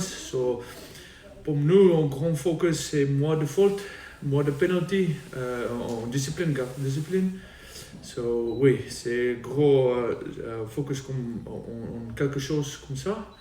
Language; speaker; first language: French; non-native, learner; English